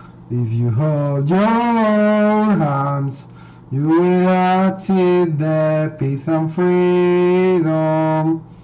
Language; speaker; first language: English; non-native, learner; Spanish